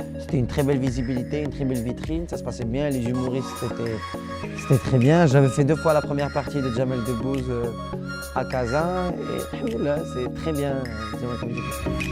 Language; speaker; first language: French; non-native, local second language; Arabic